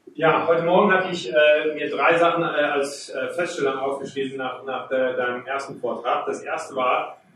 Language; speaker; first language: German; native; German